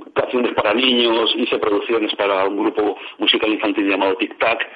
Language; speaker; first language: Spanish; native; Spanish